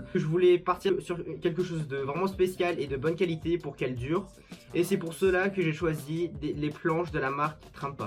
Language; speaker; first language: French; native; French